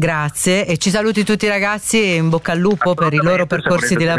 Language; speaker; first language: Italian; native; Italian